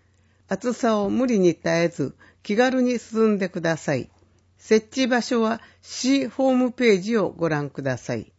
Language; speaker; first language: Japanese; native; Japanese